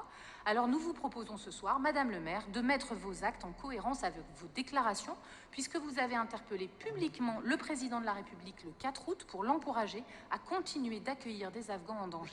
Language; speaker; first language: French; native; French